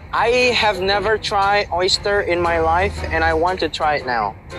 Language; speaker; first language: English; non-native, learner; Sundanese